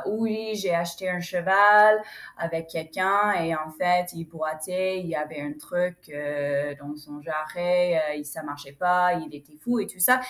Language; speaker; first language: French; non-native, fluent; English